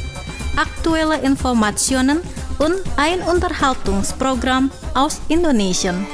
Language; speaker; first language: German; non-native, fluent; Indonesian